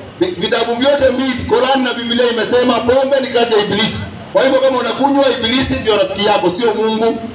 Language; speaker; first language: Swahili; non-native, local second language; Kikuyu